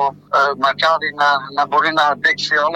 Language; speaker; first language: Greek; non-native, fluent; French